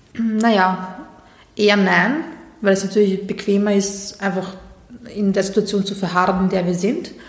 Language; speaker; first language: German; early bilingual, other home language; Bosnian